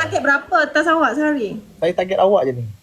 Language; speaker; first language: Malay; native; Malay